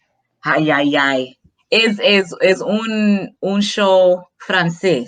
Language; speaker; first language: Spanish; non-native, fluent; English